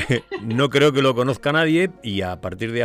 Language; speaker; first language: Spanish; native; Spanish